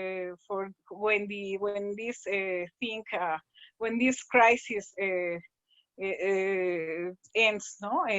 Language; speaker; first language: English; non-native, learner; Spanish